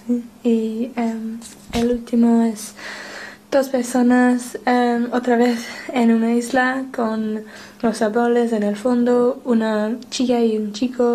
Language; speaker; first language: Spanish; non-native, learner; English